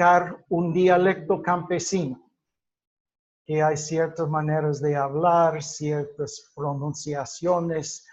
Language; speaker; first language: Spanish; non-native, fluent; English